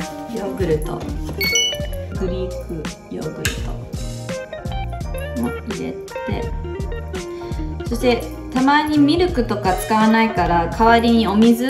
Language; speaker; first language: Japanese; early bilingual, heritage; Japanese